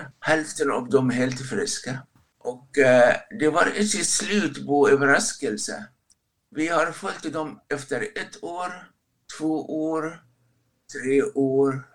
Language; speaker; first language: Swedish; non-native, fluent; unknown